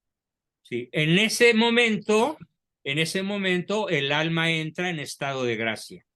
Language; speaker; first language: Spanish; native; Spanish